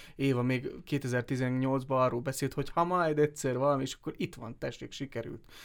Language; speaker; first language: Hungarian; native; Hungarian